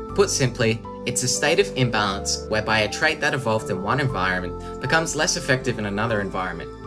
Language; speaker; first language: English; native; English